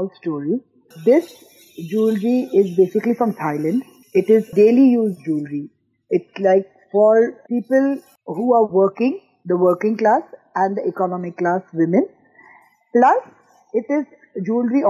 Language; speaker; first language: English; non-native, local second language; Gujarati